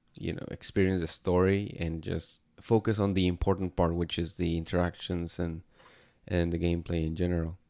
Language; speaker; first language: English; non-native, fluent; Spanish